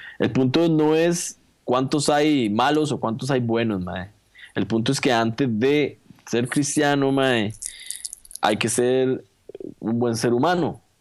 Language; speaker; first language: Spanish; native; Spanish